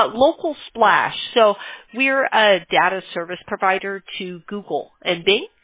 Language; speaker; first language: English; native; English